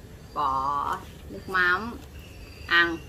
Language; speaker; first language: Vietnamese; non-native, learner; Thai